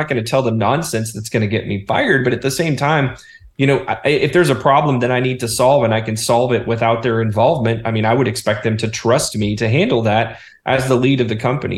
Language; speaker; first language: English; native; English